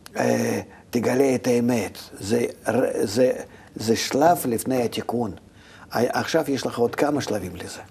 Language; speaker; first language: Hebrew; non-native, fluent; Russian